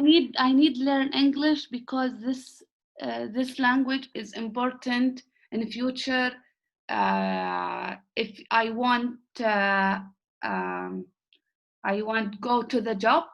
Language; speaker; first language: English; non-native, learner; Arabic